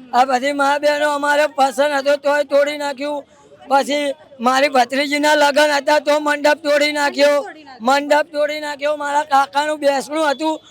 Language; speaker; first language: Gujarati; native; Gujarati